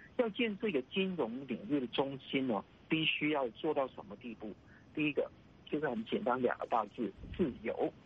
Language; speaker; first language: Chinese; non-native, local second language; Cantonese